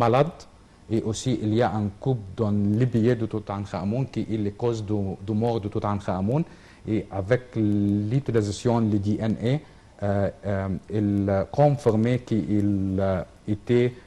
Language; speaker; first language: French; non-native, learner; Arabic